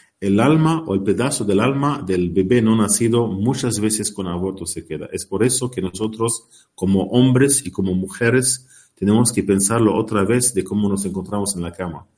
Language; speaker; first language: Spanish; non-native, learner; Arabic